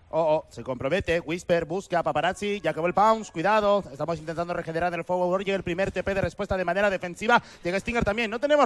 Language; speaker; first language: Spanish; native; Spanish